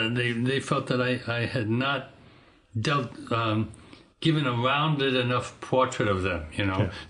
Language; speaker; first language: English; native; English